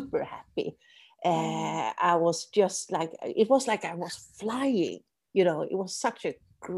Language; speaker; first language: English; non-native, fluent; Swedish